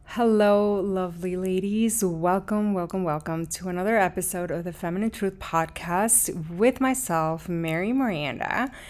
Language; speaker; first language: English; early bilingual, other home language; Spanish